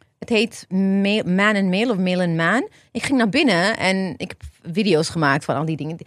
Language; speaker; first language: Dutch; non-native, fluent; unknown